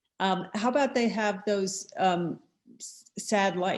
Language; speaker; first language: English; native; English